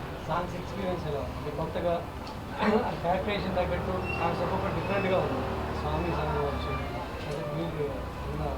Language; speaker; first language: Telugu; native; Telugu